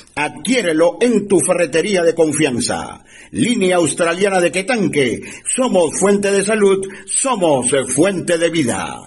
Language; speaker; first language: Spanish; native; Spanish